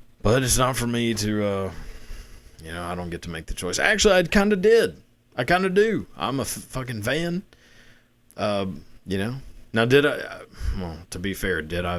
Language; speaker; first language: English; native; English